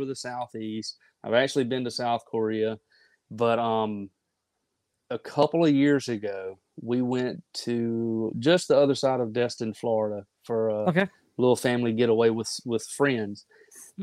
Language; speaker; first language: English; native; English